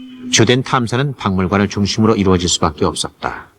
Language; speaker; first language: Korean; native; Korean